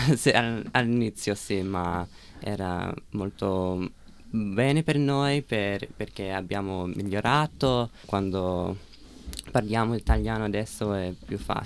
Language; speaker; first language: Italian; non-native, learner; English